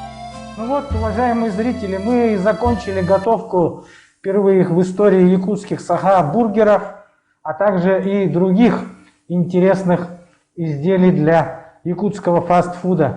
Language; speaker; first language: Russian; native; Russian